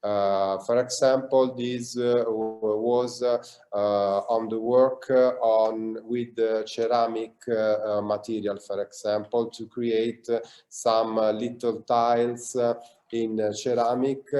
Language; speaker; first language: English; non-native, learner; Italian